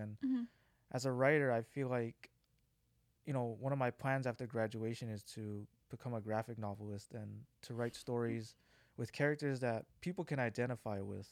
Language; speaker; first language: English; native; English